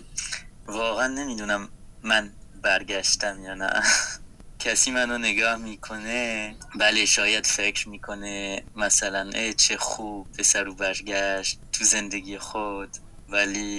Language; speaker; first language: Persian; non-native, fluent; French